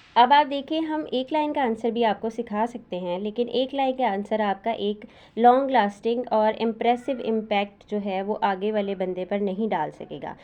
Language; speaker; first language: Urdu; native; Urdu